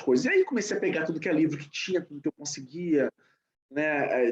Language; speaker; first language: Portuguese; native; Portuguese